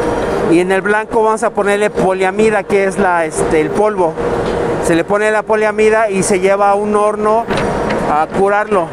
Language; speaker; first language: Spanish; native; Spanish